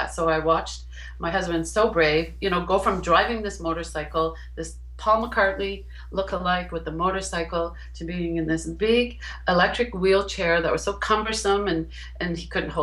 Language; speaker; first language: English; native; English